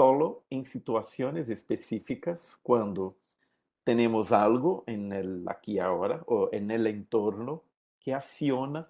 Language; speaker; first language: Spanish; non-native, learner; Portuguese